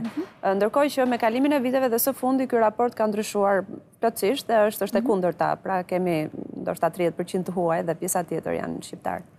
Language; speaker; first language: Albanian; native; Albanian